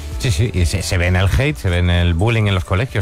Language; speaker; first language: Spanish; native; Spanish